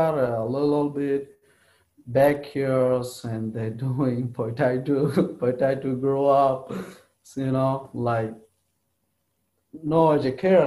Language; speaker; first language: English; non-native, learner; Rohingya